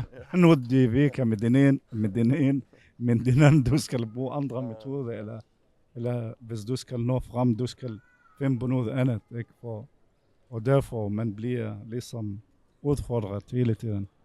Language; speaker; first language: Danish; non-native, fluent; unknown